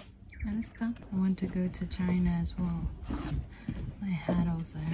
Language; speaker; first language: English; non-native, fluent; Korean